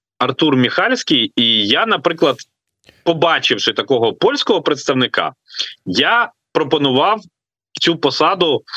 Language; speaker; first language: Ukrainian; native; Ukrainian